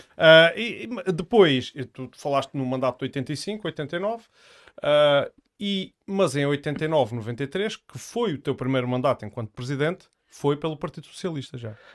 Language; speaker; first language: Portuguese; native; Portuguese